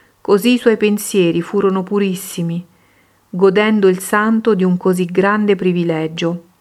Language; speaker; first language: Italian; native; Italian